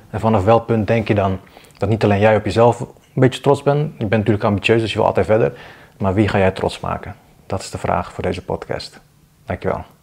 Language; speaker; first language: Dutch; early bilingual, other home language; Bosnian